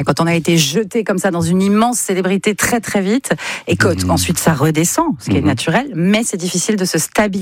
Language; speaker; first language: French; native; French